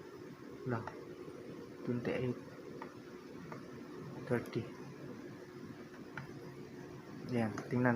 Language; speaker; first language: Filipino; non-native, local second language; Cebuano